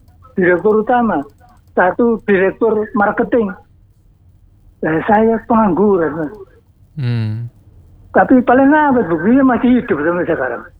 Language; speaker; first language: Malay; non-native, local second language; Javanese